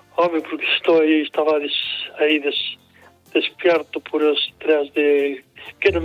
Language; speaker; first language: Spanish; non-native, local second language; Galician